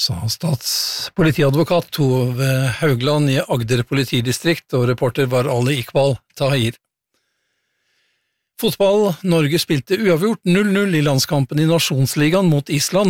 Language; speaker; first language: Norwegian; native; Norwegian